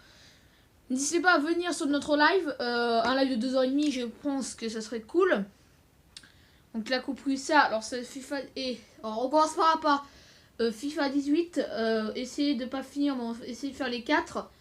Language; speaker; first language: French; native; French